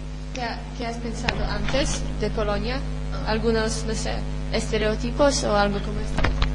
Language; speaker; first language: Spanish; non-native, learner; Polish